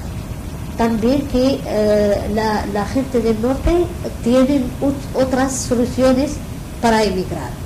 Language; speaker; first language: Spanish; non-native, learner; Arabic